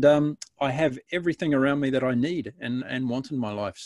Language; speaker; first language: English; native; English